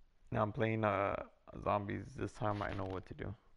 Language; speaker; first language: English; early bilingual, other home language; Spanish